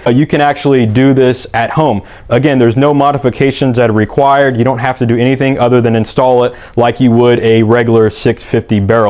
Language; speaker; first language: English; native; English